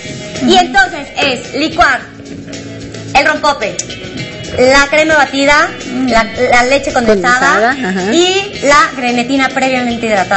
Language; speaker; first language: Spanish; native; Spanish